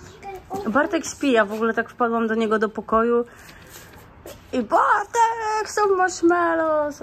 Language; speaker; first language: Polish; native; Polish